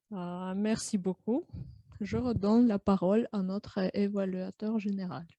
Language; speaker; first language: French; non-native, learner; Russian